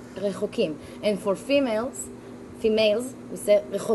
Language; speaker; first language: English; non-native, fluent; Hebrew